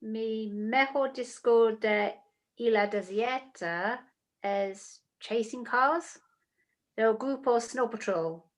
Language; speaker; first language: Spanish; non-native, learner; English